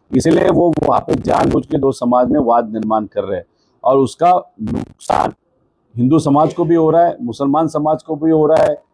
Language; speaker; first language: Hindi; non-native, local second language; Marathi